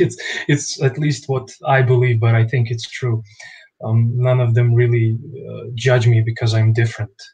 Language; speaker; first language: English; non-native, fluent; Bosnian